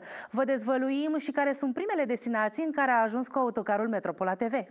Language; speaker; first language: Romanian; native; Romanian